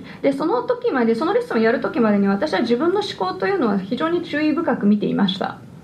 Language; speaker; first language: Japanese; native; Japanese